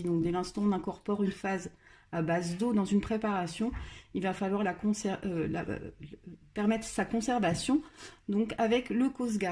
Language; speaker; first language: French; native; French